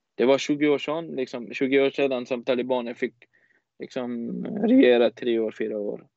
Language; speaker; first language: Swedish; non-native, fluent; Persian